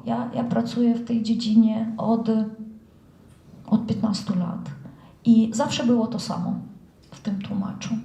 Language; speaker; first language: Polish; non-native, fluent; Russian